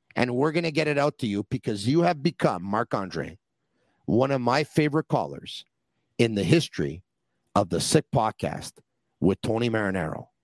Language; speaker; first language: English; early bilingual, other home language; Italian